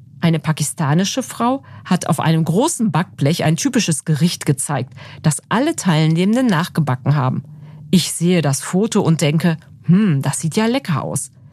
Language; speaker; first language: German; native; German